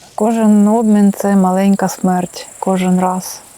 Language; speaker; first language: Ukrainian; non-native, local second language; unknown